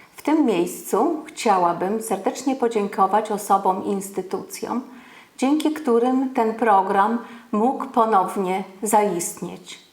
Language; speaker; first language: Polish; native; Polish